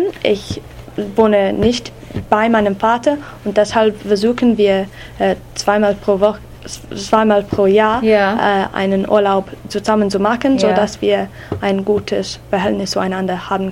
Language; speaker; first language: German; non-native, learner; English